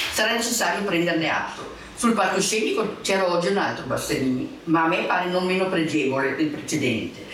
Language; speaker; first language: Italian; non-native, fluent; German